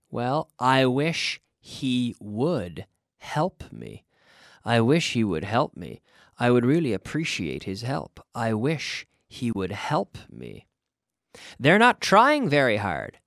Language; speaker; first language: English; native; English